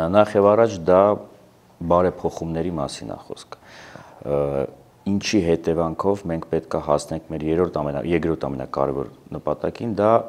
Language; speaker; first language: Armenian; native; Armenian